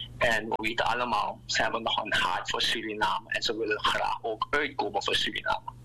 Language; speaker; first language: Dutch; native; Dutch